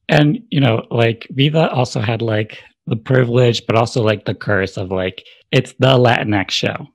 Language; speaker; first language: English; native; English